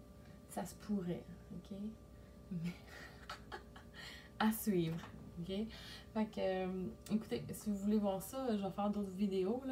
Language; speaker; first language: French; native; French